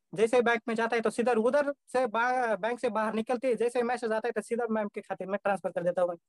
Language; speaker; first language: Hindi; non-native, local second language; Marathi